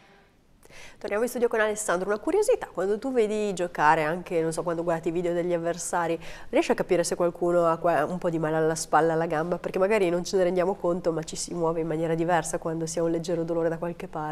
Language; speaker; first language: Italian; native; Italian